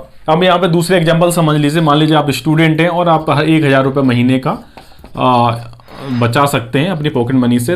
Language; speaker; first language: Hindi; native; Hindi